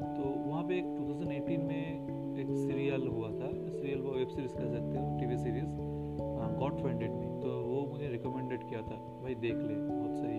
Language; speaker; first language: Hindi; non-native, local second language; Bangla